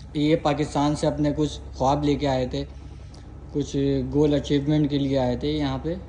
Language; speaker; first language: Urdu; non-native, local second language; Punjabi